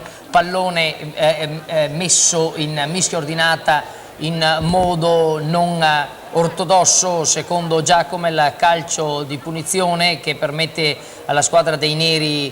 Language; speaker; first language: Italian; native; Italian